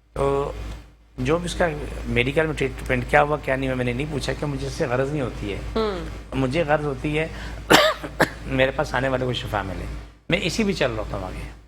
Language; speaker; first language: Urdu; non-native, local second language; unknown